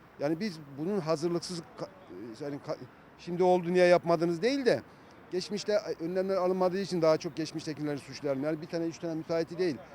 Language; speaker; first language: Turkish; native; Turkish